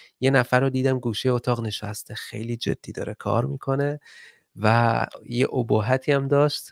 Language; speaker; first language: Persian; non-native, local second language; Kurdish